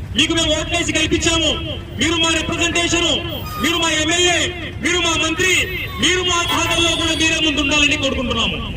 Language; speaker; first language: Telugu; native; Telugu